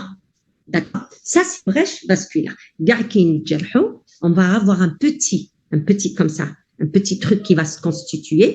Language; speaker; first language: French; non-native, local second language; Arabic